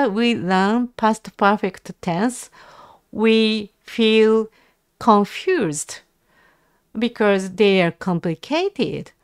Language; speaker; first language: English; non-native, learner; Japanese